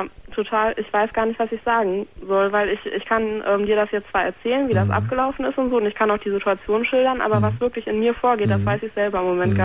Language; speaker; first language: German; native; German